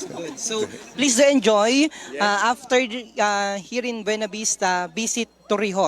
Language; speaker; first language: English; non-native, local second language; Filipino